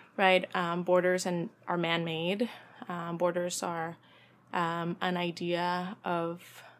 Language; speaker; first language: English; early bilingual, other home language; Spanish